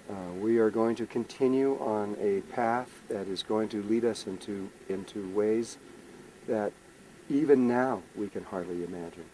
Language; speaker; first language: English; native; English